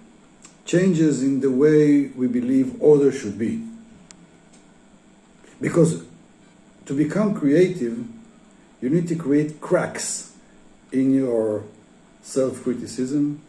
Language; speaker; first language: English; non-native, fluent; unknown